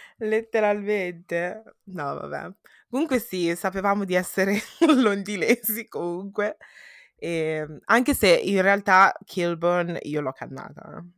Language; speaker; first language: Italian; early bilingual, heritage; Italian